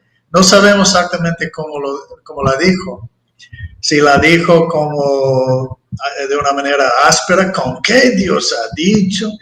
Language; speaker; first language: Spanish; non-native, fluent; English